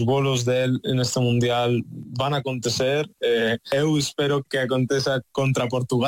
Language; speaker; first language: Portuguese; non-native, fluent; Spanish